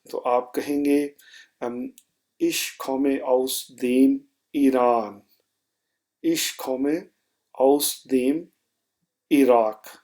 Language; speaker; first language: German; non-native, fluent; Urdu